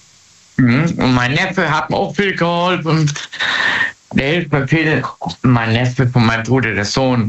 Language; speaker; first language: German; native; German